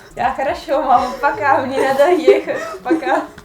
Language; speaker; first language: Russian; non-native, learner; Italian